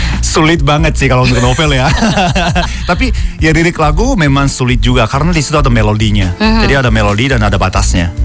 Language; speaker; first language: Indonesian; non-native, fluent; Japanese